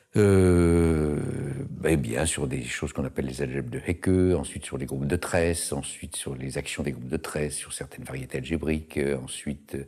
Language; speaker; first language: French; native; French